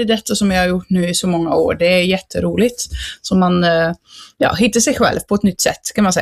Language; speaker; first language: Swedish; non-native, fluent; Dutch